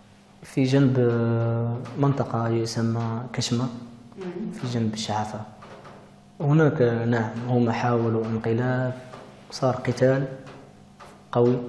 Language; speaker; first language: Arabic; early bilingual, heritage; Arabic